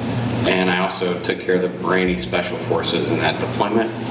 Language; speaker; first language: English; native; English